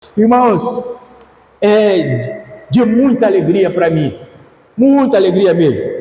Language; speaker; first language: Portuguese; native; Portuguese